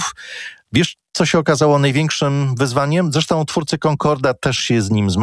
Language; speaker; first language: Polish; native; Polish